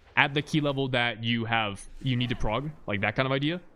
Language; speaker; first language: English; native; English